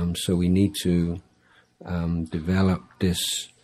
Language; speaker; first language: English; native; English